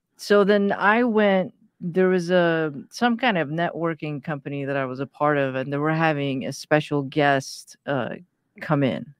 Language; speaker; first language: English; early bilingual, other home language; Persian